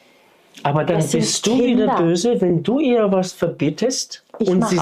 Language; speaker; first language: German; non-native, fluent; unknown